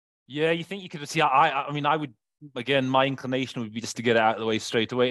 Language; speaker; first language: English; native; English